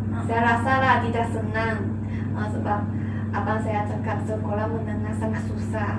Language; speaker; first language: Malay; non-native, local second language; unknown